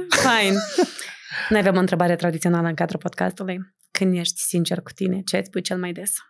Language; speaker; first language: Romanian; native; Romanian